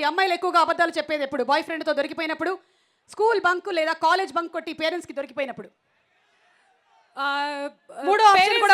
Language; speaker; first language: Telugu; native; Telugu